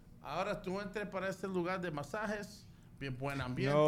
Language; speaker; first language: Spanish; early bilingual, heritage; Spanish